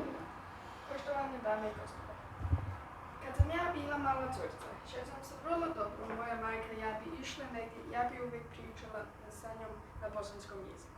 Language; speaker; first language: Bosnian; early bilingual, heritage; Bosnian